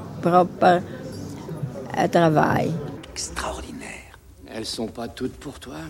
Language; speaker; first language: French; non-native, learner; Czech